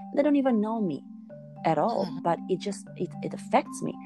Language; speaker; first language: English; non-native, fluent; Albanian